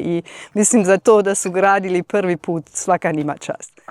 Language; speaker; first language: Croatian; non-native, fluent; German